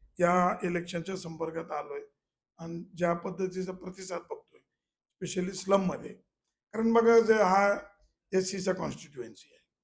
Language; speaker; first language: Marathi; non-native, local second language; Malayalam